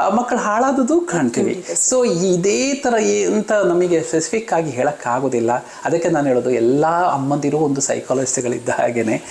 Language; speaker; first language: Kannada; non-native, local second language; Malayalam